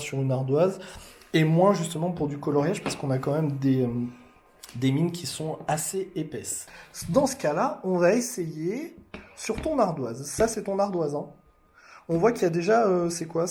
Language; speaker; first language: French; native; French